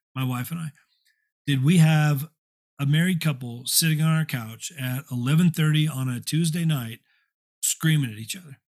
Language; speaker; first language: English; native; English